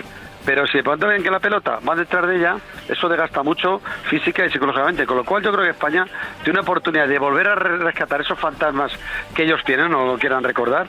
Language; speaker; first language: Spanish; native; Spanish